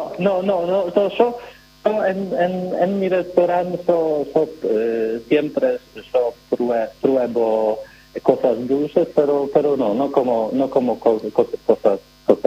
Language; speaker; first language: Spanish; non-native, learner; Polish